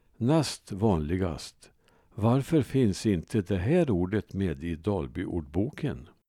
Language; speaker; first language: Swedish; native; Swedish